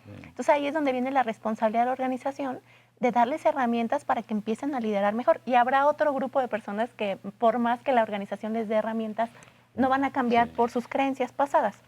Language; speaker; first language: Spanish; native; Spanish